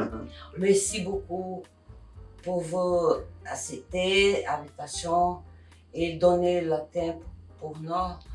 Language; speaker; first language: French; non-native, learner; Portuguese